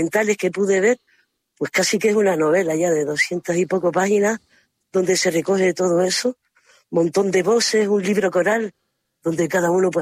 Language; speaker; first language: Spanish; native; Spanish